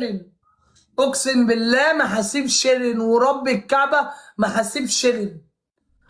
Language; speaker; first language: Arabic; native; Arabic